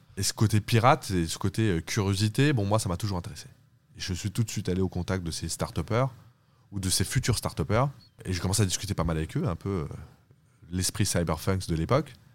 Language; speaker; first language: French; early bilingual, other home language; Turkish